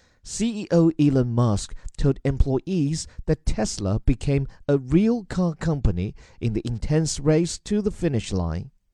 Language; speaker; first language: English; non-native, fluent; Chinese